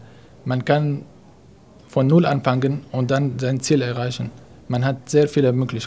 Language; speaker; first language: German; non-native, fluent; Arabic